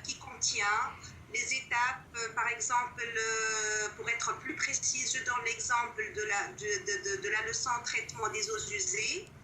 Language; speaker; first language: French; non-native, local second language; Arabic